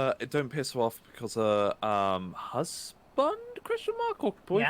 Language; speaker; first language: English; native; English